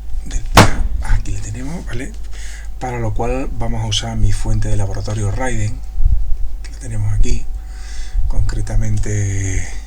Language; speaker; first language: Spanish; native; Spanish